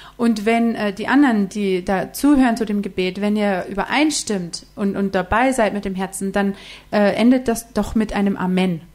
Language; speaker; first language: German; native; German